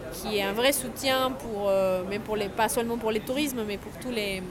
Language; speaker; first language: French; non-native, fluent; Spanish